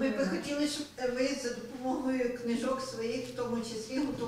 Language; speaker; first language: Ukrainian; native; Ukrainian